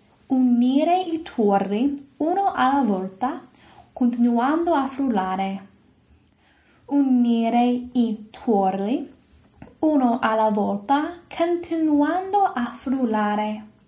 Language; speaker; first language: Italian; non-native, fluent; English